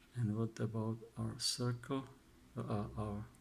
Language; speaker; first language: English; non-native, fluent; Czech